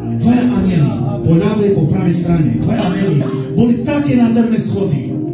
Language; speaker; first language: Slovak; non-native, local second language; Romany